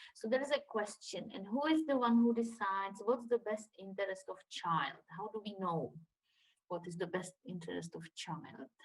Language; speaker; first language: English; non-native, fluent; Czech